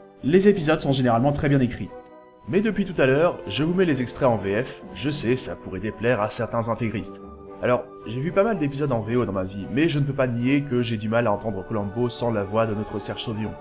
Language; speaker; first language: French; native; French